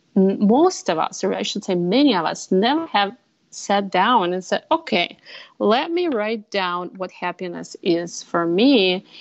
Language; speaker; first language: English; non-native, fluent; Russian